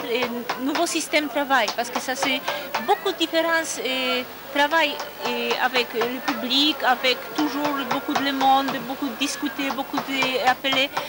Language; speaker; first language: French; non-native, learner; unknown